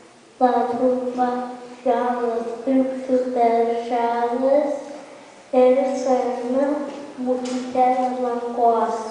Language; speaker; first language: Lithuanian; early bilingual, heritage; Lithuanian